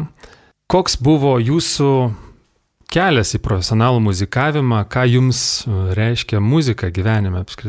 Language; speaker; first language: Lithuanian; native; Lithuanian